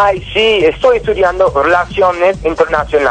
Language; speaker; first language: Spanish; non-native, learner; English